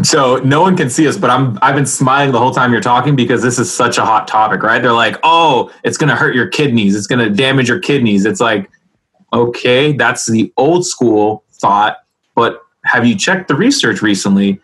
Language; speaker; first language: English; early bilingual, other home language; Spanish